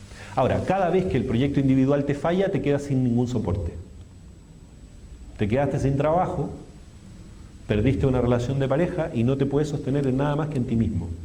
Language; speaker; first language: Spanish; native; Spanish